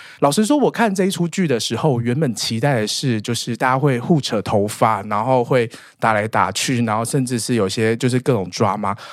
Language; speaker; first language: Chinese; native; Chinese